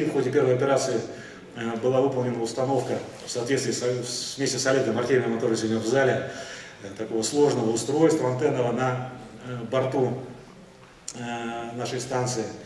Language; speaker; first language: Russian; native; Russian